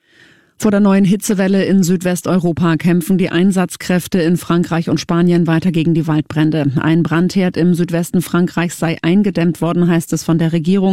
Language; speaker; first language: German; native; German